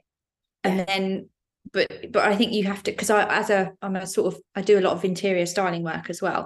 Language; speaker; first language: English; native; English